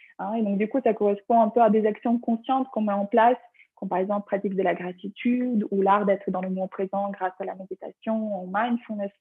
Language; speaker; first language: French; non-native, fluent; Ukrainian